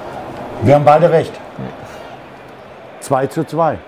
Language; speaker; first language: German; native; German